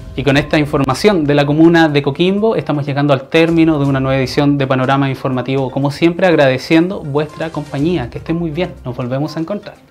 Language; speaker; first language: Spanish; native; Spanish